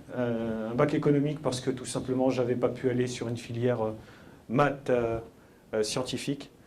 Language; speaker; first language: French; early bilingual, other home language; Arabic